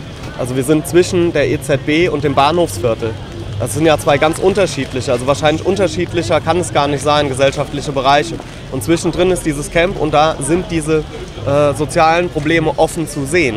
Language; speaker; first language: German; native; German